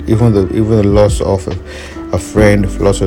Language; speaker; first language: English; non-native, local second language; Yoruba